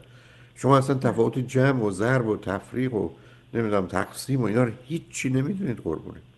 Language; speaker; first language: Persian; native; Persian